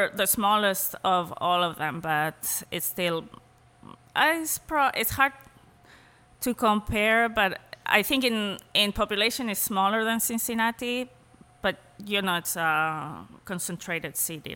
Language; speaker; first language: English; non-native, fluent; Spanish